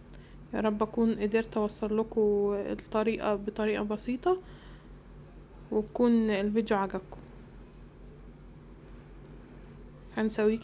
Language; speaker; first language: Arabic; native; Arabic